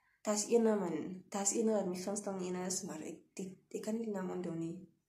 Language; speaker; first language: Afrikaans; non-native, local second language; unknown